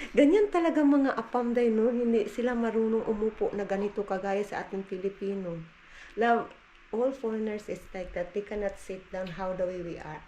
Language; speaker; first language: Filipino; non-native, local second language; Cebuano